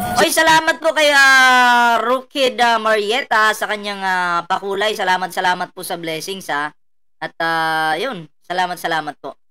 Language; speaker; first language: Filipino; non-native, local second language; Cebuano